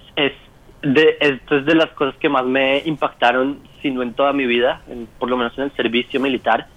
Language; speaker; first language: Spanish; native; Spanish